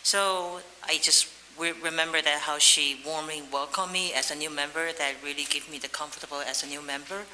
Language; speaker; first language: English; non-native, fluent; Chinese